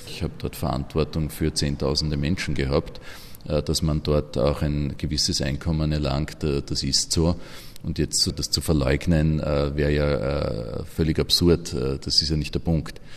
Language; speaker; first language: German; native; German